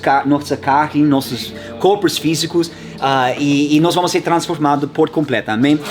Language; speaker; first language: Portuguese; non-native, fluent; English